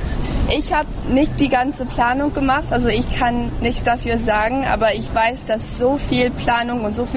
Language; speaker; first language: German; early bilingual, heritage; German